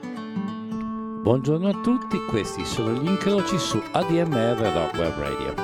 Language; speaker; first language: Italian; native; Italian